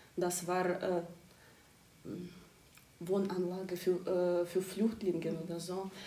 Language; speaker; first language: German; non-native, learner; Ukrainian